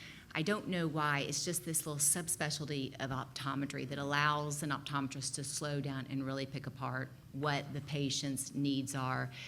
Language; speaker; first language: English; native; English